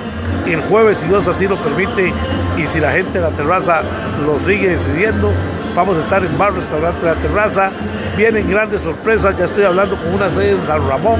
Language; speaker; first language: Spanish; native; Spanish